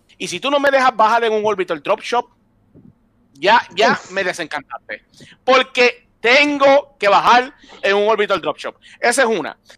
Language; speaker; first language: Spanish; native; Spanish